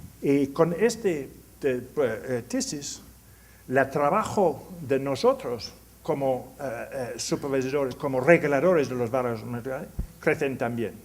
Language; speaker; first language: Spanish; non-native, learner; English